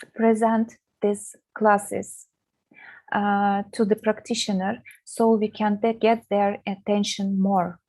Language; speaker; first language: English; non-native, fluent; Russian